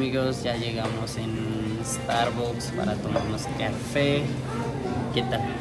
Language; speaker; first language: Spanish; non-native, learner; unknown